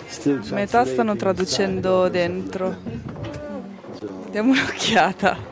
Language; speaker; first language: Italian; non-native, learner; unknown